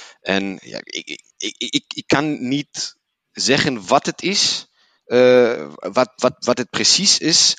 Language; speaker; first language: Dutch; non-native, learner; German